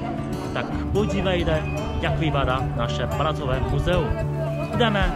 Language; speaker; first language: Czech; non-native, fluent; Chinese